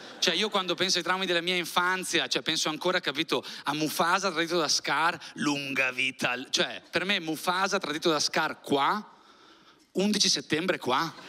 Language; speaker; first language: Italian; early bilingual, other home language; Albanian